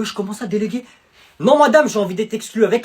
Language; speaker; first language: French; native; French